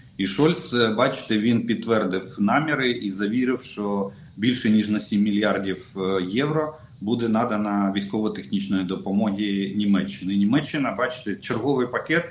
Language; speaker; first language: Ukrainian; non-native, local second language; Russian